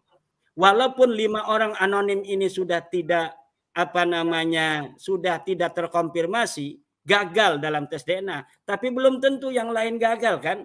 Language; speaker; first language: Indonesian; native; Indonesian